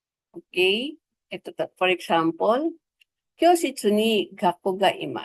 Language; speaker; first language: Japanese; non-native, fluent; Filipino